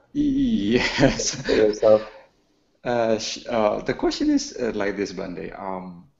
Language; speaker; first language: English; non-native, learner; Burmese